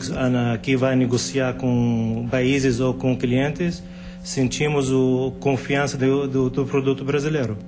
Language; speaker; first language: Portuguese; non-native, fluent; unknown